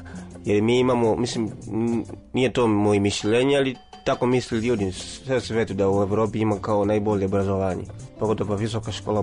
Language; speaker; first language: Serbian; non-native, learner; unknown